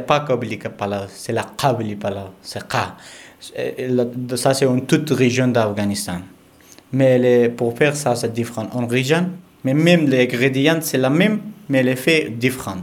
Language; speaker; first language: French; non-native, learner; Pashto